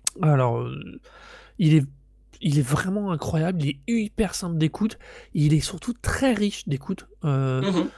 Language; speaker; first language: French; native; French